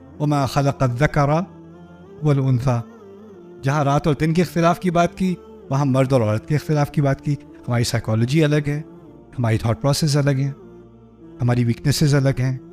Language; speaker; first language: Urdu; early bilingual, heritage; Urdu